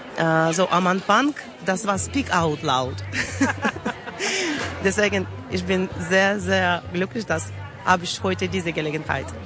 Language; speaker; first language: German; non-native, learner; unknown